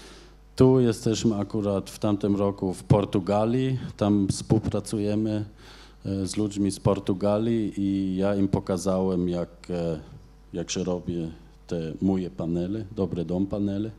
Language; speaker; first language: Polish; non-native, fluent; German